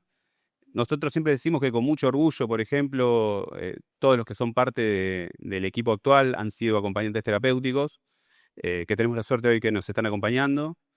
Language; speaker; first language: Spanish; native; Spanish